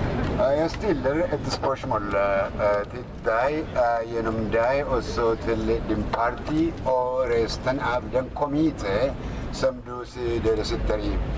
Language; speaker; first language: Norwegian; non-native, fluent; Oromo